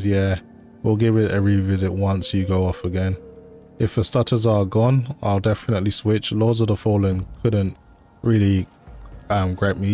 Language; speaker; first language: English; native; English